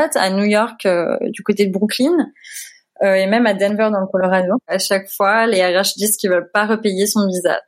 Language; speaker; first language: French; native; French